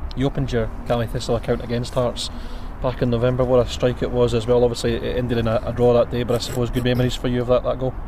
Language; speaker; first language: English; native; English